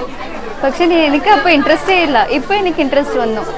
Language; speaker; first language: Malayalam; early bilingual, heritage; Malayalam